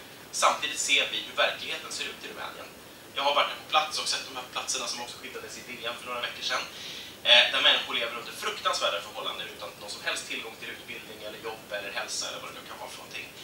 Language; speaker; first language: Swedish; native; Swedish